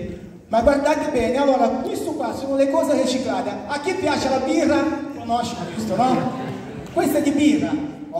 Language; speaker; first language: Italian; non-native, fluent; Portuguese